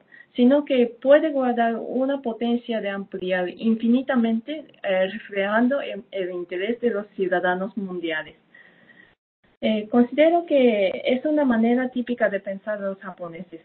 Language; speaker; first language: Spanish; non-native, fluent; Japanese